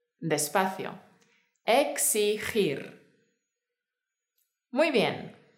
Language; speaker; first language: Spanish; native; Spanish